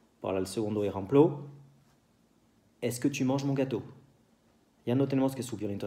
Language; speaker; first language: Spanish; non-native, fluent; French